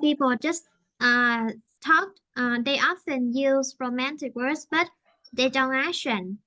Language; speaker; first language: English; non-native, fluent; Vietnamese